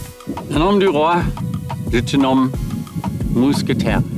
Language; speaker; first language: French; non-native, learner; German